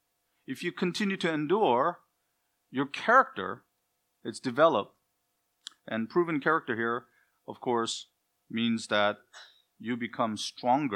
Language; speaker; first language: English; native; English